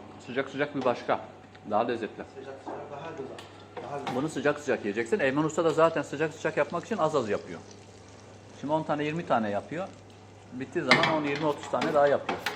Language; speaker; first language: Turkish; native; Turkish